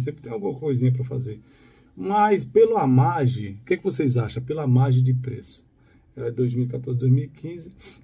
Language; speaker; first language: Portuguese; native; Portuguese